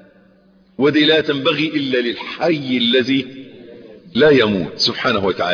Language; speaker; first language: Arabic; native; Arabic